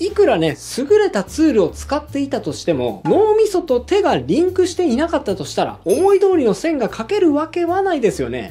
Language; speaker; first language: Japanese; native; Japanese